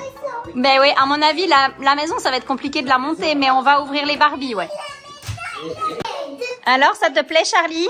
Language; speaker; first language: French; native; French